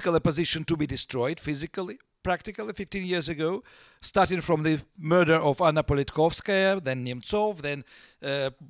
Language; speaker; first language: English; non-native, fluent; Russian